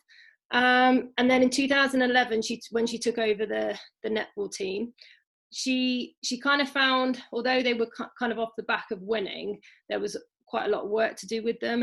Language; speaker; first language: English; native; English